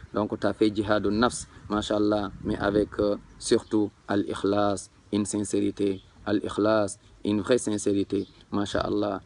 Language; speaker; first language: French; non-native, local second language; Wolof